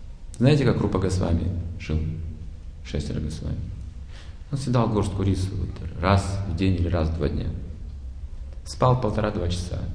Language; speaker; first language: Russian; native; Russian